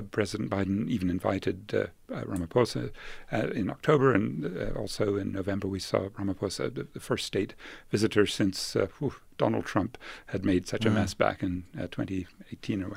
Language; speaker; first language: English; native; English